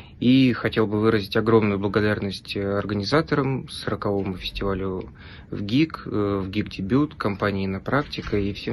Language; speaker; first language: Russian; native; Russian